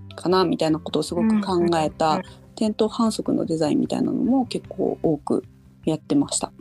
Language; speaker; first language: Japanese; native; Japanese